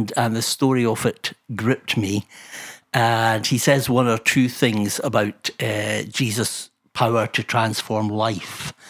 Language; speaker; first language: English; native; English